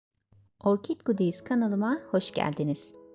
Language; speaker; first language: Turkish; native; Turkish